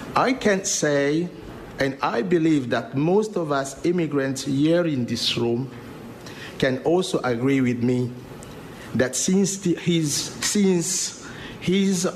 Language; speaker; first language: English; non-native, learner; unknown